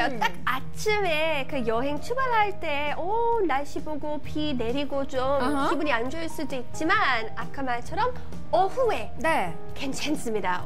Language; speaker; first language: Korean; non-native, learner; English